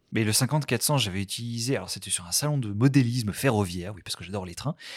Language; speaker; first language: French; native; French